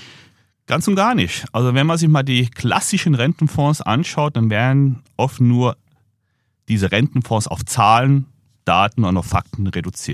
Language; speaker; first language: German; native; German